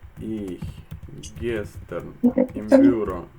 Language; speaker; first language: German; non-native, fluent; Ukrainian